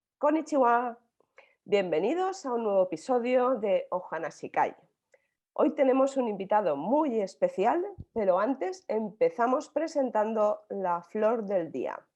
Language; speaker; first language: Spanish; native; Spanish